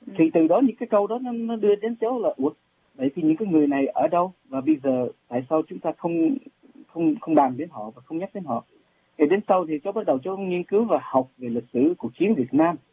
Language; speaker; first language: Vietnamese; native; Vietnamese